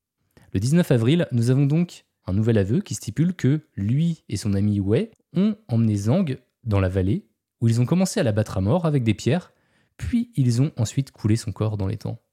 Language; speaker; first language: French; native; French